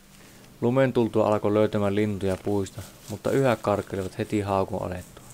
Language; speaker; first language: Finnish; native; Finnish